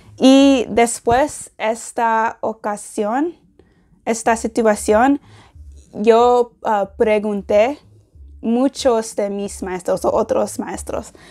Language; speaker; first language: Spanish; non-native, learner; English